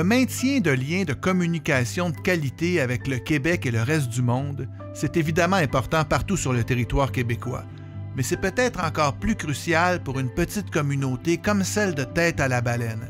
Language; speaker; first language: French; native; French